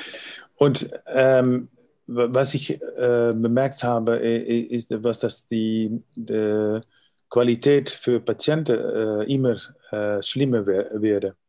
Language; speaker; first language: German; non-native, learner; Dutch